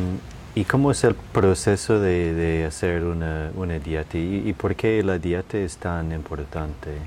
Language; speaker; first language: Spanish; non-native, fluent; English